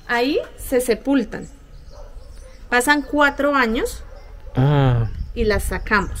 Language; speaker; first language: Spanish; native; Spanish